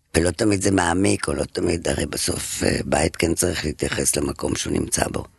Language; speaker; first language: Hebrew; non-native, fluent; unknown